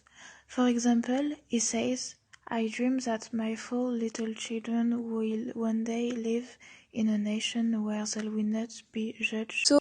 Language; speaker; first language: English; non-native, learner; French